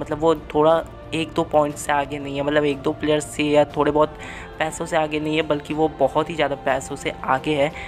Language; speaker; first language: Hindi; non-native, local second language; Odia